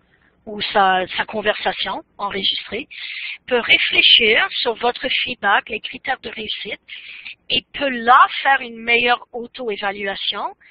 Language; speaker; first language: French; non-native, fluent; English